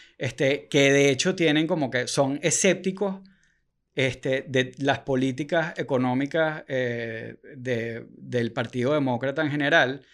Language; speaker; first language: Spanish; native; Spanish